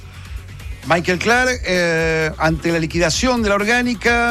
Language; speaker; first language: Spanish; native; Spanish